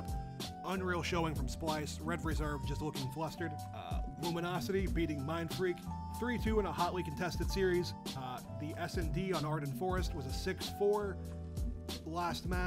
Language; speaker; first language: English; native; English